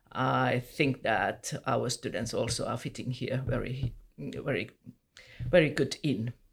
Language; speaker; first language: English; non-native, fluent; Finnish